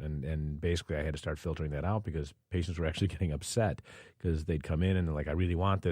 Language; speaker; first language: English; native; English